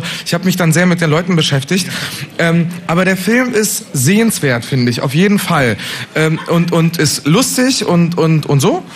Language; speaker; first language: German; native; German